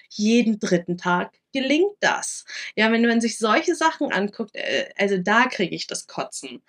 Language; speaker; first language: German; early bilingual, other home language; Vietnamese